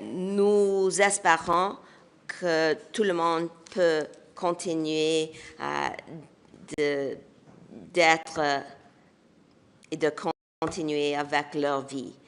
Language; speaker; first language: French; non-native, fluent; English